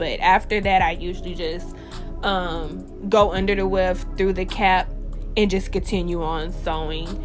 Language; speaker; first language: English; native; English